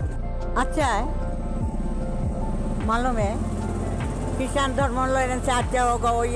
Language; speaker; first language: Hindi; non-native, local second language; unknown